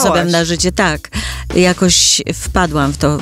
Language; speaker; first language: Polish; native; Polish